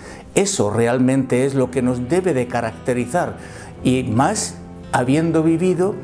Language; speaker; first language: Spanish; native; Spanish